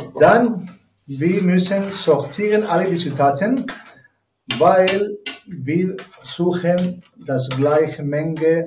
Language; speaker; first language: German; non-native, learner; Spanish